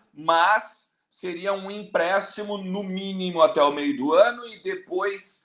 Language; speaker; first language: Portuguese; native; Portuguese